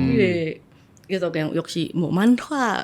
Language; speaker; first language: Korean; non-native, fluent; Indonesian